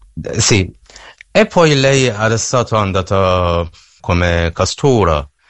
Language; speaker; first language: Italian; non-native, learner; Persian